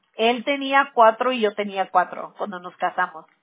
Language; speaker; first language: Spanish; early bilingual, other home language; English